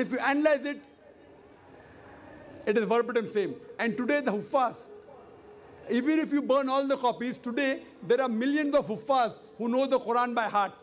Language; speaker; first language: English; non-native, local second language; Urdu